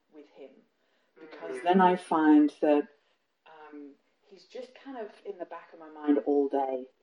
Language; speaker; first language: English; native; English